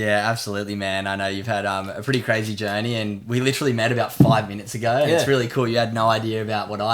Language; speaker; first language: English; native; English